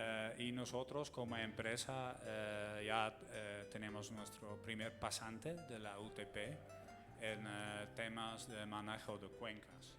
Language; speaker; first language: Spanish; non-native, fluent; Dutch